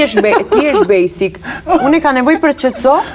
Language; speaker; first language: Albanian; early bilingual, heritage; Albanian